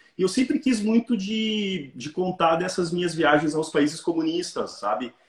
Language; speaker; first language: Portuguese; native; Portuguese